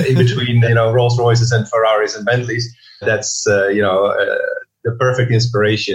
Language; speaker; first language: English; non-native, fluent; Dutch